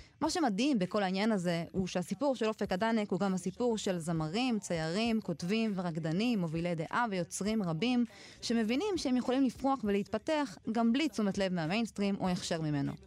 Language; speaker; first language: Hebrew; native; Hebrew